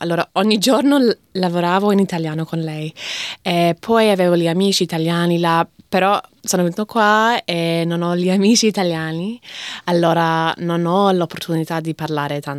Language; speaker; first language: Italian; non-native, fluent; English